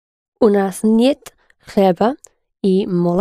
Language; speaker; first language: Russian; non-native, learner; English